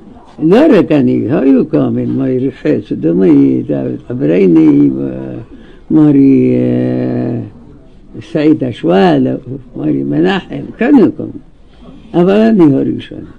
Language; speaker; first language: Hebrew; non-native, learner; Arabic